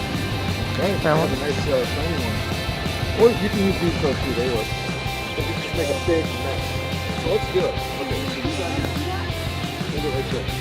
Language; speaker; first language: English; native; English